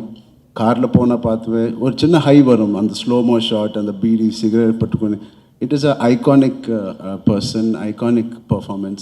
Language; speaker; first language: Tamil; non-native, learner; Telugu